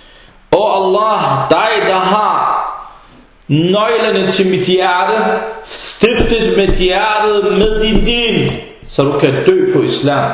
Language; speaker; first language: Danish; early bilingual, other home language; Arabic